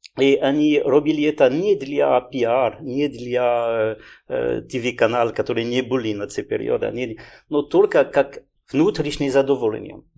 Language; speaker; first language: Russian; non-native, learner; French